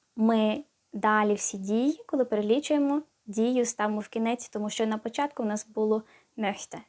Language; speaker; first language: Ukrainian; native; Ukrainian